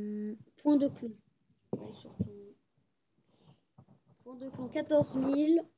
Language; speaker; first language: French; native; French